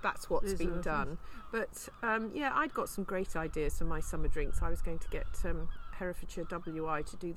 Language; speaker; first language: English; native; English